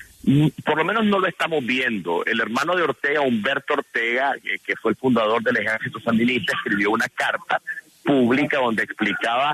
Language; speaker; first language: Spanish; native; Spanish